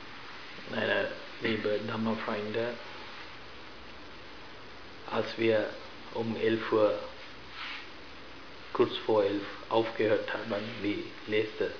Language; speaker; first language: German; non-native, fluent; Sinhala